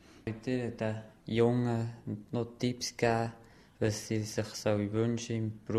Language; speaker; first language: German; native; German